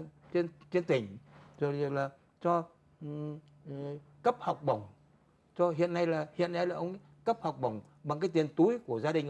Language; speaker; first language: Vietnamese; native; Vietnamese